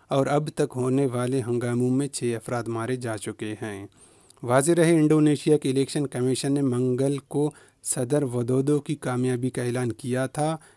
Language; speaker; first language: Urdu; non-native, local second language; Baluchi